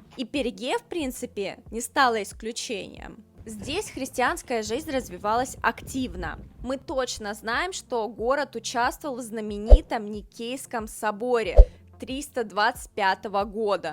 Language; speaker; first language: Russian; native; Russian